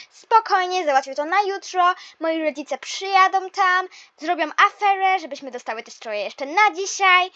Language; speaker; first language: Polish; native; Polish